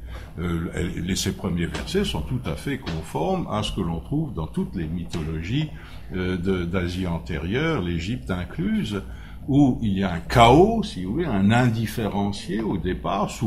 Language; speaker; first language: French; native; French